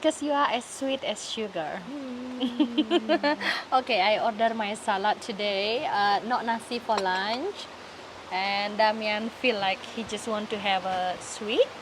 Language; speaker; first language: English; non-native, learner; Indonesian